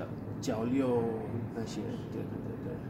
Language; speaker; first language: Chinese; non-native, fluent; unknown